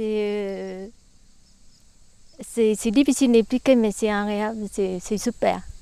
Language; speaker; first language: French; non-native, learner; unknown